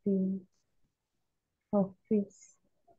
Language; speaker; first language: English; non-native, learner; Malay